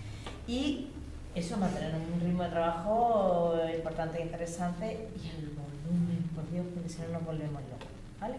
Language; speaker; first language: Spanish; native; Spanish